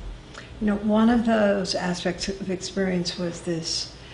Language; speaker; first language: English; native; English